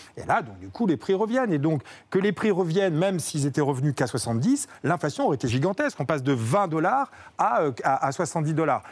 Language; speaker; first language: French; native; French